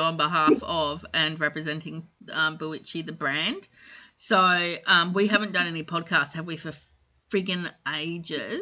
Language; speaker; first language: English; native; English